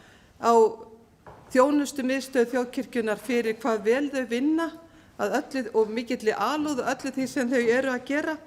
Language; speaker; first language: Icelandic; native; Icelandic